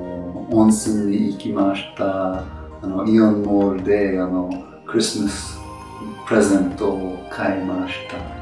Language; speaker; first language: Japanese; non-native, learner; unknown